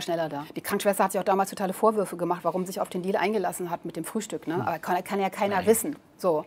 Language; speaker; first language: German; native; German